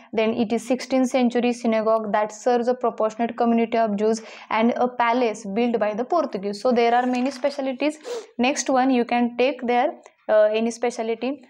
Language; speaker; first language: English; non-native, local second language; Marathi